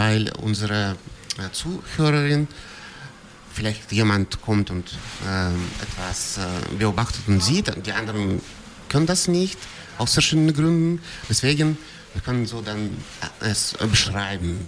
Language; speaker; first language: German; non-native, fluent; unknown